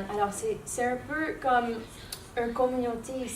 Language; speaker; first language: French; non-native, learner; English